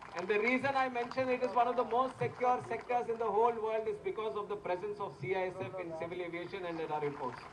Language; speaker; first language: English; non-native, local second language; Telugu